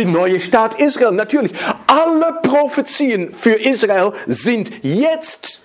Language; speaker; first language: German; non-native, fluent; Dutch